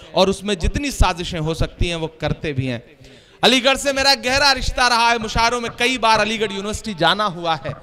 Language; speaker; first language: Hindi; native; Hindi